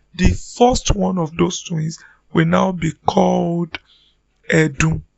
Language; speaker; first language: English; non-native, local second language; Yoruba